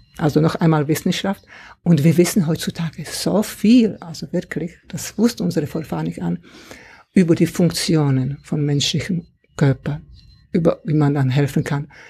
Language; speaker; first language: German; non-native, fluent; Czech